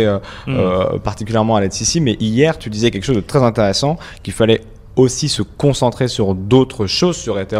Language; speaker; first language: French; native; French